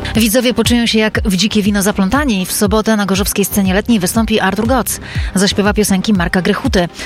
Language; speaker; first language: Polish; native; Polish